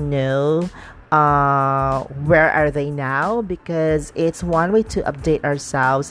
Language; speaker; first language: English; non-native, local second language; Cebuano